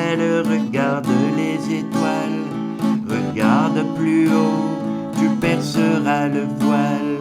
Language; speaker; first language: French; non-native, local second language; Kabyle